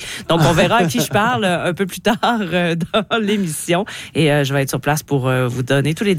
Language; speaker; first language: French; native; French